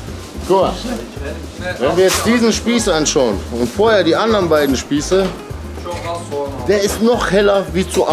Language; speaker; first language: German; native; German